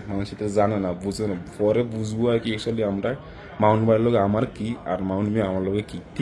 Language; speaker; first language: Bangla; non-native, fluent; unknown